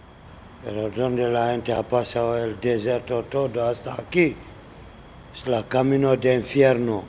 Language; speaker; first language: Spanish; non-native, learner; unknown